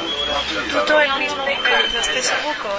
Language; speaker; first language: Italian; non-native, learner; Spanish